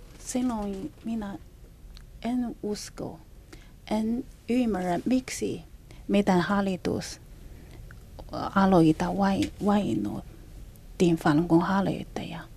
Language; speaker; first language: Finnish; non-native, learner; Chinese